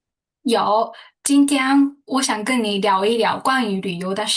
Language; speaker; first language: Chinese; non-native, fluent; Japanese